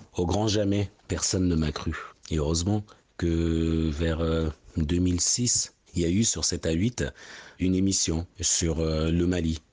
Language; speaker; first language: French; early bilingual, other home language; Bambara